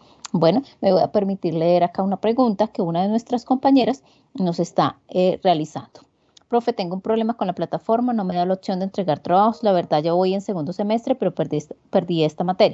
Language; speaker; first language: Spanish; native; Spanish